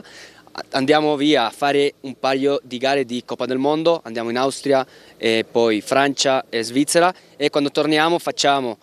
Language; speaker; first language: Italian; non-native, fluent; Spanish